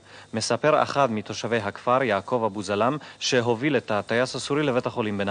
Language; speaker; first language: Hebrew; native; Hebrew